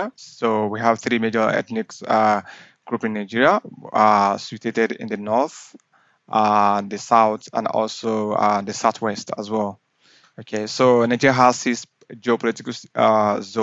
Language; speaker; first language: English; non-native, local second language; Yoruba